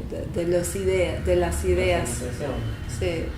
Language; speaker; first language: Spanish; non-native, fluent; English